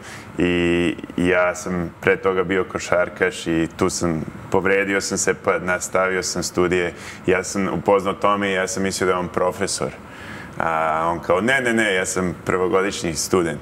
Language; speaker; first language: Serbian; early bilingual, heritage; Serbian